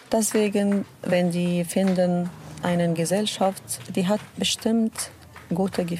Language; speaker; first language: German; non-native, learner; Arabic